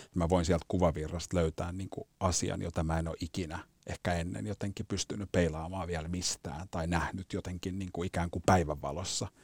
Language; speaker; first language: Finnish; native; Finnish